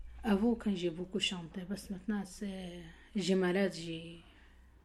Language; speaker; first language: French; non-native, learner; Kurdish